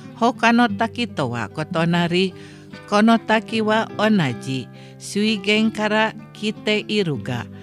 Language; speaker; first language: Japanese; non-native, fluent; Indonesian